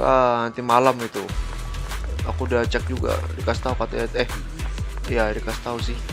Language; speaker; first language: Indonesian; native; Indonesian